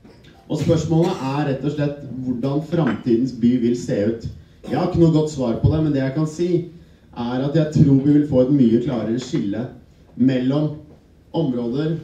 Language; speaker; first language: Norwegian; native; Norwegian